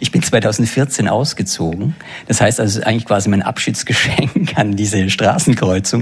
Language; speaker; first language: German; native; German